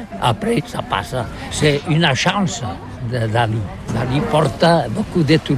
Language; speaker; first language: French; non-native, learner; Catalan